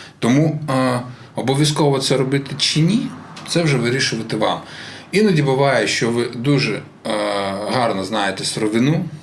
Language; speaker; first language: Ukrainian; non-native, local second language; Russian